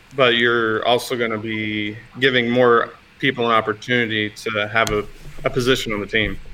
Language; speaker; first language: English; native; English